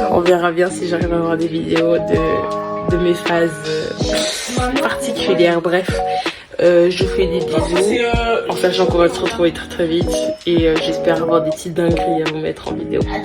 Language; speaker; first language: French; native; French